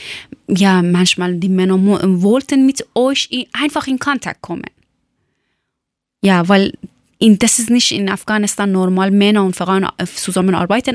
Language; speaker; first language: German; non-native, learner; Persian